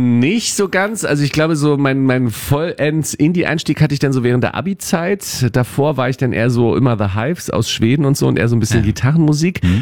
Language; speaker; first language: German; native; German